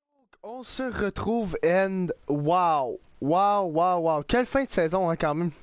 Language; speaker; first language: French; native; French